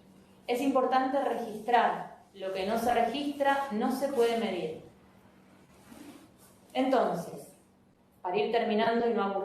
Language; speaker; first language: Spanish; native; Spanish